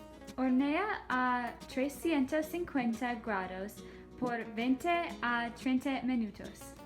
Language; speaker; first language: Spanish; non-native, learner; English